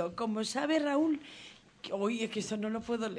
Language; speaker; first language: Spanish; native; Spanish